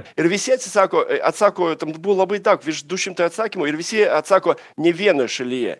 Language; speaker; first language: Lithuanian; non-native, fluent; Russian